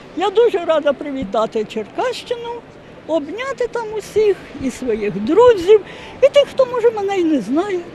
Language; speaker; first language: Ukrainian; native; Ukrainian